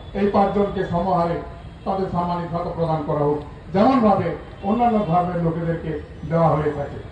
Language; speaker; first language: Bangla; non-native, local second language; Santali